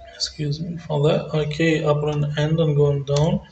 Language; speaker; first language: English; non-native, local second language; Punjabi